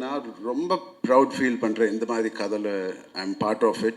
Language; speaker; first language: Tamil; non-native, local second language; Telugu